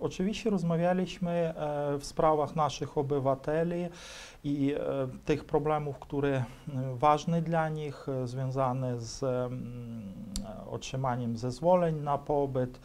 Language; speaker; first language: Polish; non-native, fluent; Ukrainian